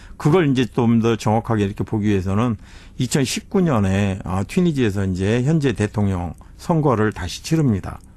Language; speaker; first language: Korean; native; Korean